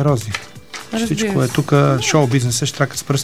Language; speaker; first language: Bulgarian; native; Bulgarian